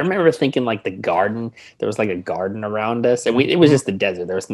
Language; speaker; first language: English; native; English